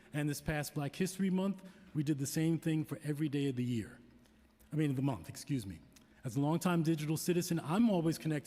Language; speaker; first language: English; native; English